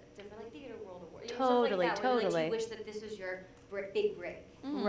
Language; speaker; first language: English; native; English